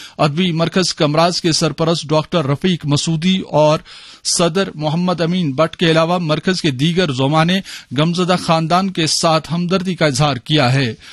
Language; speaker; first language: Urdu; non-native, local second language; Kashmiri